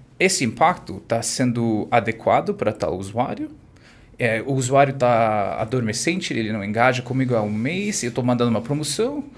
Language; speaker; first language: Portuguese; non-native, fluent; English